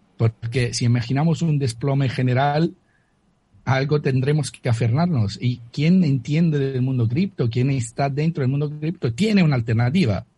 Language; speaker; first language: Spanish; non-native, fluent; Italian